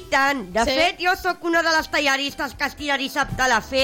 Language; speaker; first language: Catalan; native; Catalan